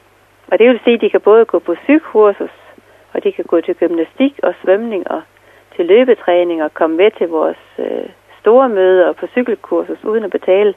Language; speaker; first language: Danish; native; Danish